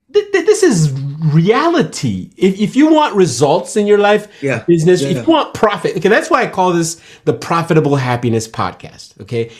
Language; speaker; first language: English; non-native, local second language; Yoruba